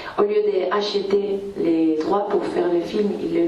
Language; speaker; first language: French; non-native, fluent; Spanish